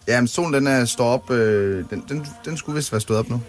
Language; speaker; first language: Danish; native; Danish